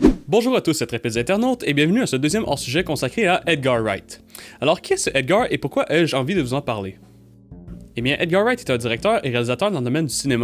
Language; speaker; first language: French; native; French